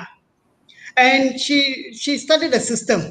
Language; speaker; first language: English; non-native, local second language; Tamil